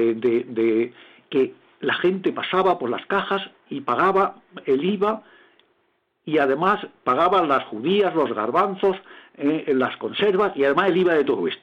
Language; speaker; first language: Spanish; native; Spanish